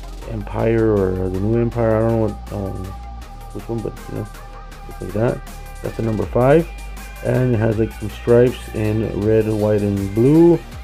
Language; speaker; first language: English; early bilingual, other home language; Spanish